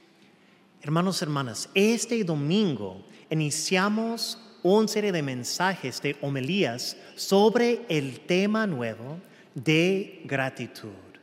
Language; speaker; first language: Spanish; non-native, fluent; English